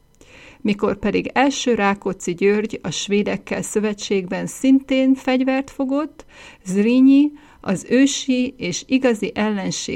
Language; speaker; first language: Hungarian; native; Hungarian